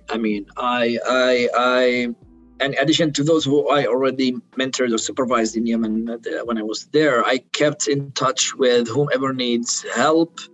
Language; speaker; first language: English; non-native, fluent; Arabic